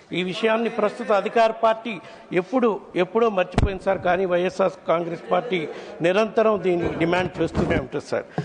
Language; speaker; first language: Telugu; native; Telugu